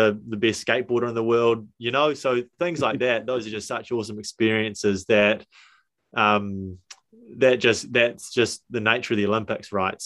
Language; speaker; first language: English; native; English